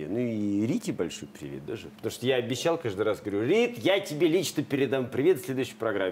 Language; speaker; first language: Russian; native; Russian